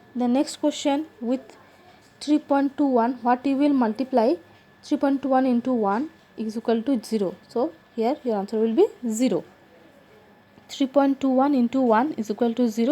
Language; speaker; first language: English; non-native, local second language; Assamese